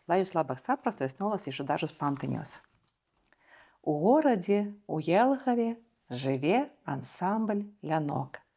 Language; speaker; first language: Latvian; early bilingual, other home language; Belarusian